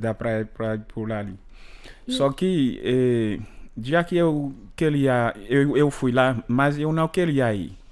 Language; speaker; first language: Portuguese; non-native, learner; Haitian Creole